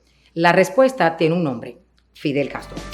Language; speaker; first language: Spanish; native; Spanish